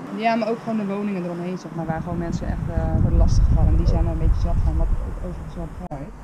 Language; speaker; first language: Dutch; native; Dutch